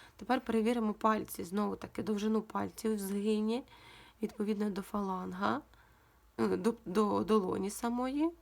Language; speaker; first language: Ukrainian; non-native, local second language; Russian